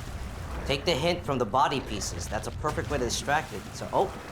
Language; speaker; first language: English; native; English